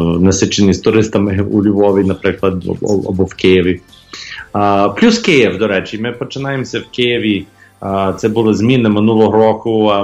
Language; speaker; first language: Ukrainian; early bilingual, heritage; Ukrainian